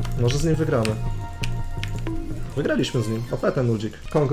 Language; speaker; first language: Polish; native; Polish